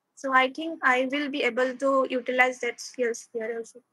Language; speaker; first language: English; non-native, local second language; Assamese